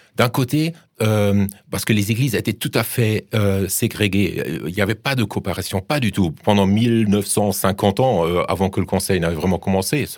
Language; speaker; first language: French; non-native, fluent; German